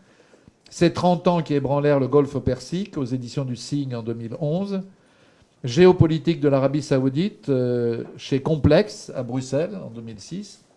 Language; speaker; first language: French; native; French